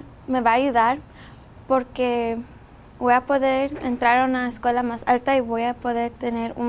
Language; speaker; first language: Spanish; early bilingual, heritage; Spanish